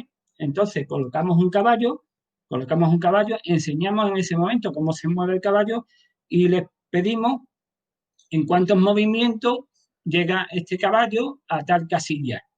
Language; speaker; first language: Spanish; native; Spanish